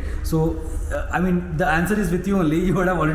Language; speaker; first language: English; non-native, local second language; Hindi